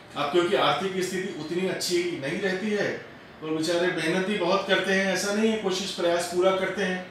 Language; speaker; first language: Hindi; native; Hindi